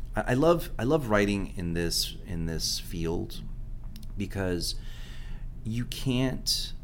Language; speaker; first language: English; early bilingual, other home language; Spanish